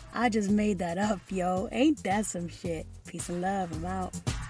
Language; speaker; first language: English; early bilingual, other home language; Spanish